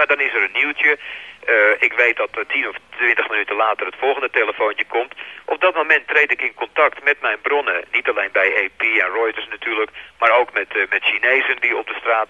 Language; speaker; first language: Dutch; native; Dutch